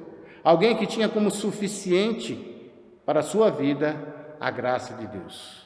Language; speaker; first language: Portuguese; native; Portuguese